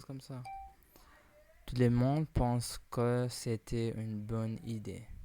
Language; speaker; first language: French; non-native, learner; English